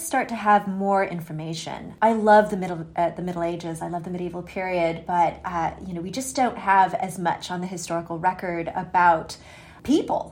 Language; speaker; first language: English; native; English